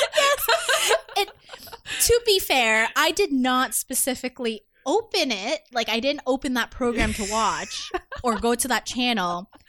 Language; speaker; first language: English; native; English